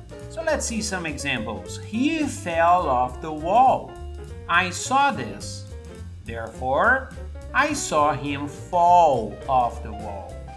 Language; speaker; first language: English; non-native, fluent; Portuguese